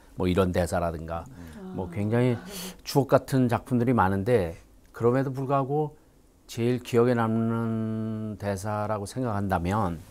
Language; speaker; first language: Korean; native; Korean